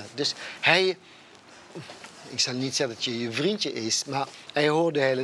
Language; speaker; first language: Dutch; non-native, fluent; French